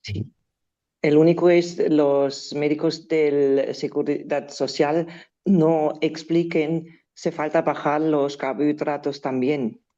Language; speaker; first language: Spanish; non-native, learner; German